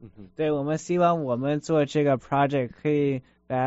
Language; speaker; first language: Chinese; early bilingual, heritage; Chinese